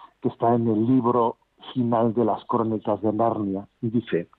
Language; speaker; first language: Spanish; native; Spanish